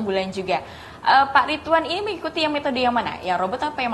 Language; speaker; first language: Indonesian; native; Indonesian